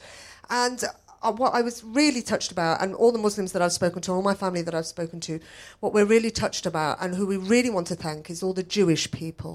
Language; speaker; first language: English; native; English